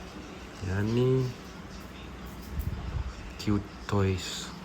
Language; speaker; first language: Malay; native; Malay